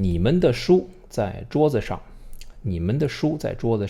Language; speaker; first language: Chinese; non-native, fluent; English